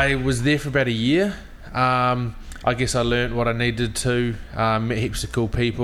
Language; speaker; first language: English; native; English